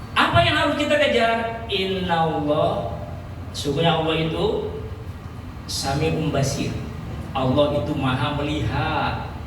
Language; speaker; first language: Indonesian; native; Indonesian